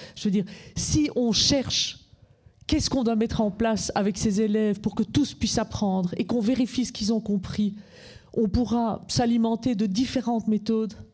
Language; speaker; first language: French; native; French